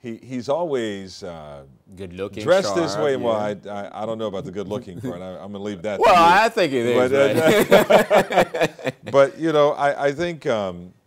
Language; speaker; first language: English; native; English